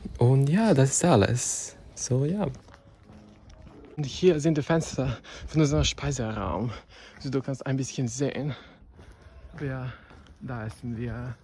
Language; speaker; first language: German; non-native, learner; Serbian